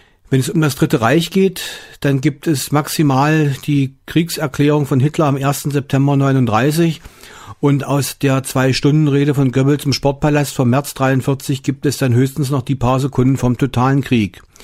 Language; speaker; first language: German; native; German